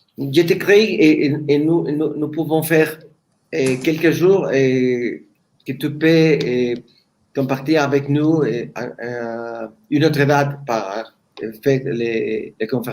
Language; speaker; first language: French; non-native, learner; Spanish